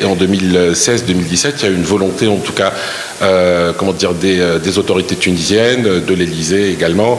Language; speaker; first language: French; non-native, local second language; Arabic